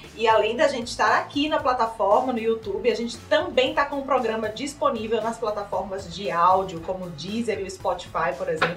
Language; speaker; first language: Portuguese; native; Portuguese